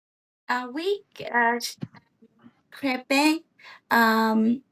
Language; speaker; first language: French; non-native, learner; Vietnamese